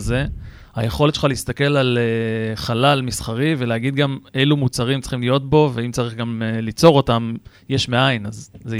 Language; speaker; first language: Hebrew; native; Hebrew